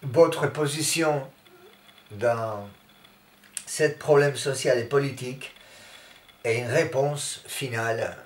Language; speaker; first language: French; non-native, fluent; Spanish